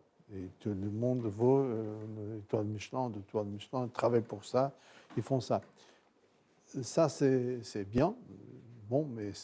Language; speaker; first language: French; non-native, fluent; Portuguese